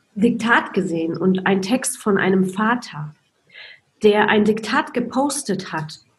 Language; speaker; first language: German; non-native, fluent; Polish